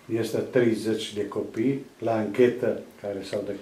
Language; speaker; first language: Romanian; non-native, local second language; Serbian